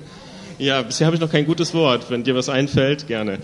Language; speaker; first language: German; native; German